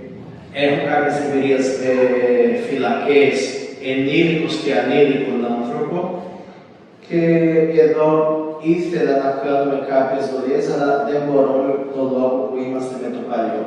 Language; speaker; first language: Greek; non-native, fluent; Portuguese